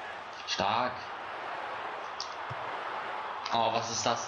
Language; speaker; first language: German; native; German